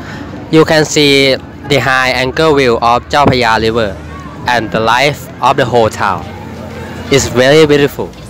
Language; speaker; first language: English; non-native, learner; Thai